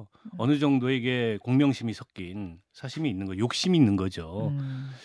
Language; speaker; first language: Korean; native; Korean